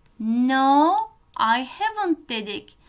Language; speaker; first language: English; non-native, fluent; Turkish